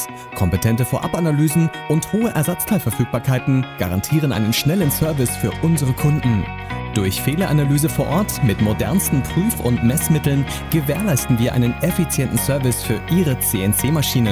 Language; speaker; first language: German; native; German